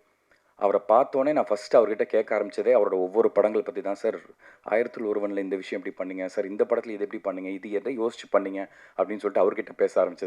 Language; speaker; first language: Tamil; native; Tamil